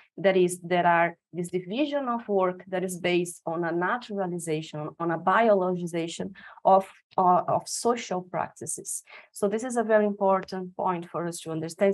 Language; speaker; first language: English; non-native, fluent; Portuguese